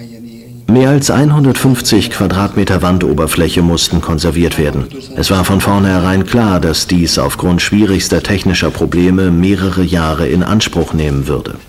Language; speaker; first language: German; native; German